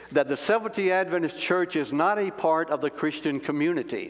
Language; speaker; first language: English; native; English